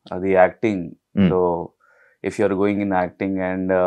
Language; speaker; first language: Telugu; non-native, local second language; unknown